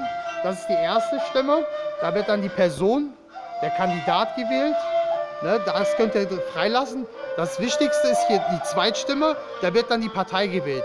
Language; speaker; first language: German; early bilingual, other home language; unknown